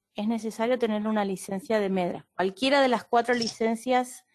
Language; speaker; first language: Spanish; native; Spanish